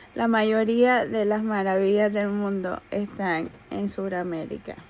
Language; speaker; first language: Spanish; native; Spanish